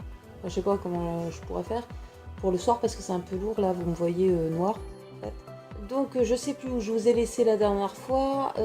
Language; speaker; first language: French; native; French